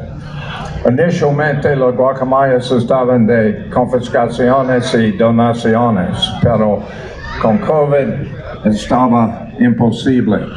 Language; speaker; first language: Spanish; non-native, learner; English